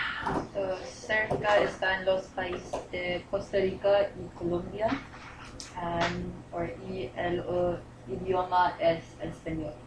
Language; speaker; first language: Spanish; non-native, learner; English